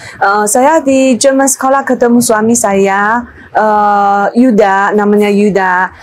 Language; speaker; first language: Indonesian; non-native, learner; Chinese